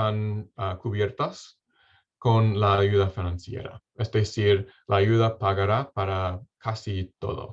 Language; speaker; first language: Spanish; non-native, fluent; English